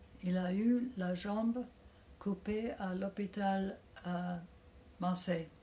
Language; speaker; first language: French; non-native, fluent; English